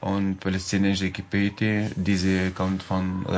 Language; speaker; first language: German; non-native, learner; Arabic